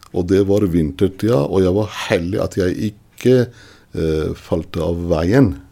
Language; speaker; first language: Norwegian; non-native, fluent; Persian